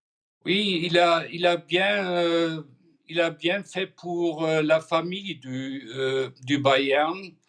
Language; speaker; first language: French; non-native, fluent; German